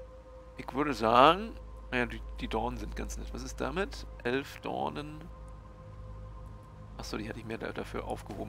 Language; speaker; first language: German; native; German